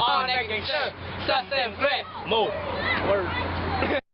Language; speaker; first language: French; non-native, learner; English